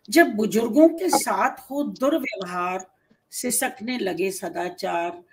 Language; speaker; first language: Hindi; native; Hindi